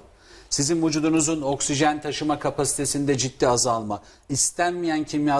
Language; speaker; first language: Turkish; native; Turkish